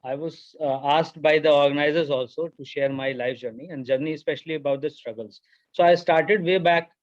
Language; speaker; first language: English; non-native, local second language; Hindi